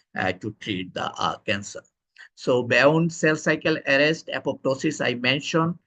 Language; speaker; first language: English; non-native, local second language; Bangla